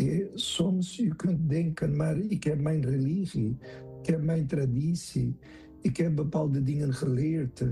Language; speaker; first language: Dutch; non-native, fluent; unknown